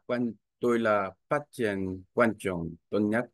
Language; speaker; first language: Vietnamese; non-native, learner; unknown